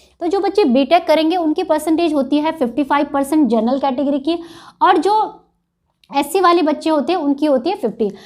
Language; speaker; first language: Hindi; native; Hindi